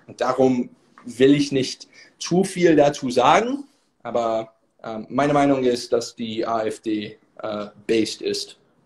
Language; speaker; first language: German; non-native, learner; English